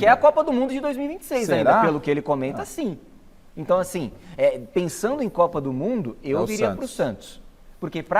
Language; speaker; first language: Portuguese; native; Portuguese